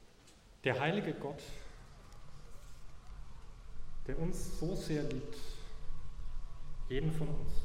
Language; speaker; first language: German; native; German